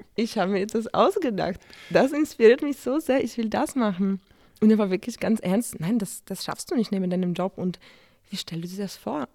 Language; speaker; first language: German; non-native, fluent; Polish